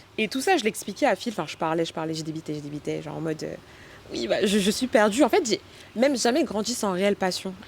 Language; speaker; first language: French; early bilingual, other home language; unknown